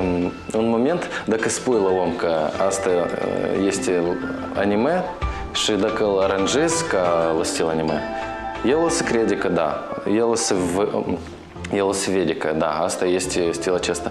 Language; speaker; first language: Romanian; non-native, local second language; Russian